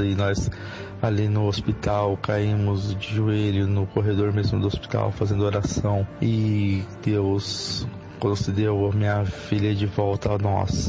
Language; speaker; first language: Portuguese; native; Portuguese